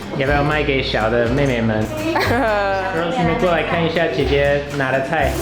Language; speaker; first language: Chinese; non-native, fluent; English